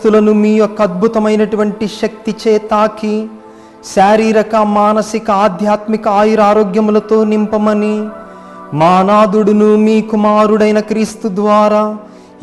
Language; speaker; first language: Telugu; native; Telugu